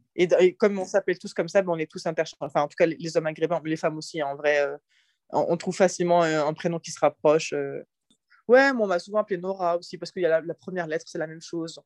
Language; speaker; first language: French; early bilingual, other home language; Arabic